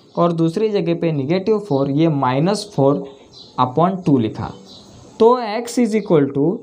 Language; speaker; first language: Hindi; non-native, local second language; Marathi